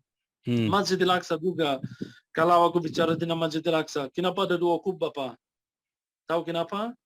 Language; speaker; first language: Indonesian; non-native, fluent; Arabic